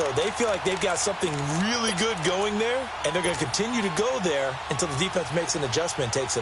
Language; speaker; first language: English; native; English